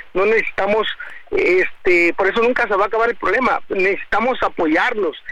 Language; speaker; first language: Spanish; native; Spanish